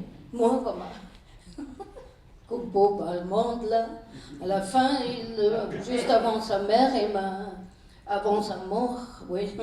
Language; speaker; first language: French; non-native, fluent; German